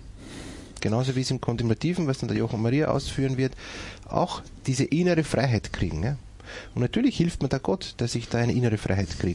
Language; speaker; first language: German; native; German